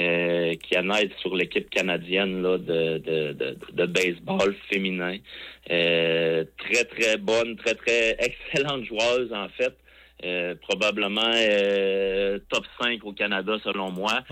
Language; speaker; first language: French; native; French